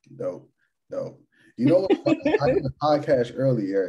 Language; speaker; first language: English; native; English